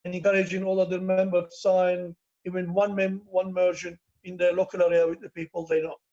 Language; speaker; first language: English; non-native, learner; Turkish